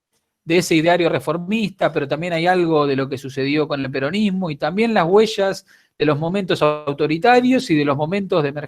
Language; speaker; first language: Spanish; native; Spanish